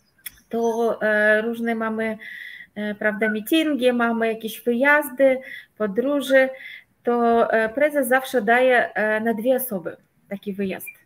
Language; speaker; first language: Polish; non-native, fluent; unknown